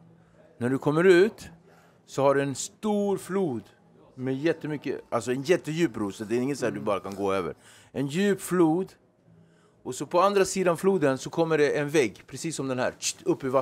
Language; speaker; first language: Swedish; native; Swedish